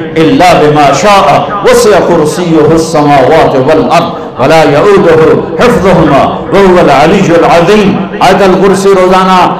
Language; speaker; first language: Urdu; non-native, local second language; Punjabi